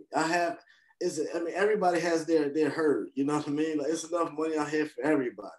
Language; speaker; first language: English; native; English